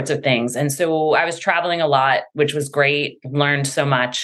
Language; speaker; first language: English; native; English